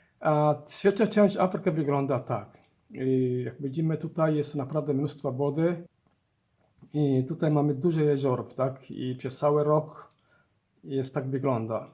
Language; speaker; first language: Polish; non-native, learner; Somali